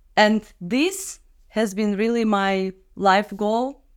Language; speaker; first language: English; non-native, fluent; Russian